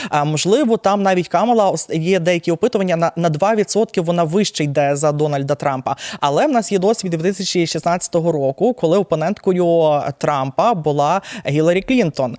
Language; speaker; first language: Ukrainian; native; Ukrainian